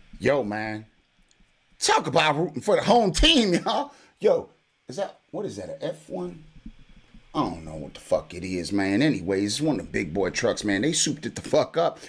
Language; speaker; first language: English; native; English